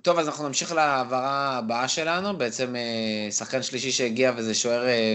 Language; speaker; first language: Hebrew; native; Hebrew